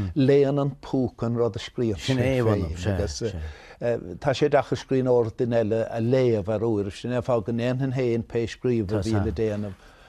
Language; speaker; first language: Irish; native; Irish